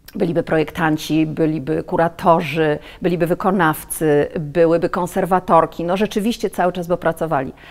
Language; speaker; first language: Polish; native; Polish